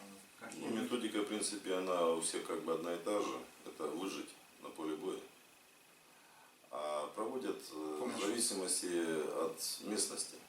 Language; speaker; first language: Russian; native; Russian